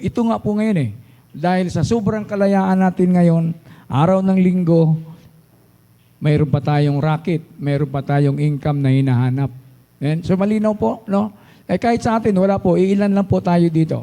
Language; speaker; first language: Filipino; native; Filipino